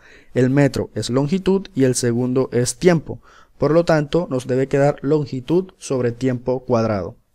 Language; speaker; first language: Spanish; native; Spanish